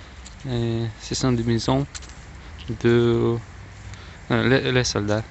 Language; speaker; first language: French; non-native, learner; Russian